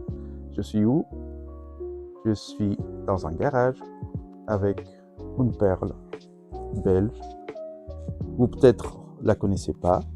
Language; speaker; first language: French; non-native, fluent; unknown